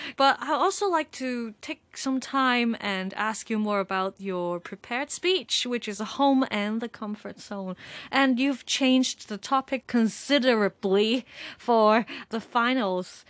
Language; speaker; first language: English; non-native, local second language; Cantonese